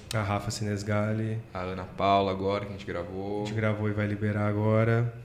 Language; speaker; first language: Portuguese; native; Portuguese